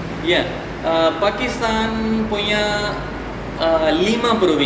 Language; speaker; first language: Indonesian; non-native, learner; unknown